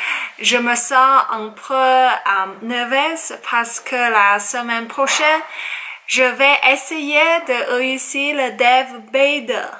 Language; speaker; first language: French; non-native, learner; Chinese